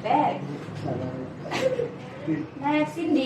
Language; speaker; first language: English; non-native, fluent; Indonesian